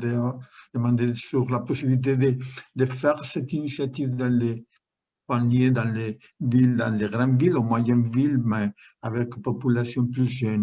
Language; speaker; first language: French; non-native, learner; Spanish